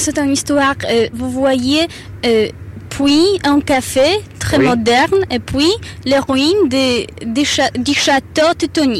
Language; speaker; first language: French; non-native, learner; Polish